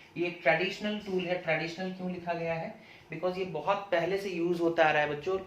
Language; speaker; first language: Hindi; non-native, local second language; Odia